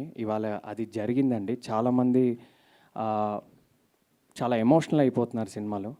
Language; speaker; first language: Telugu; native; Telugu